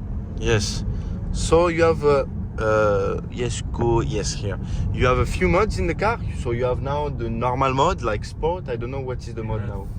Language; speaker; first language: English; non-native, learner; French